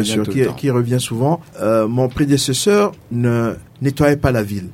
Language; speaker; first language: French; non-native, local second language; Sango